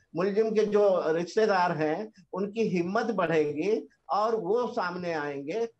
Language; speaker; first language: Hindi; native; Hindi